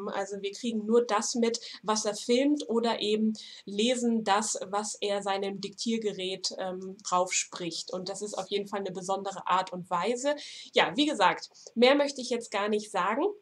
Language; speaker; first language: German; native; German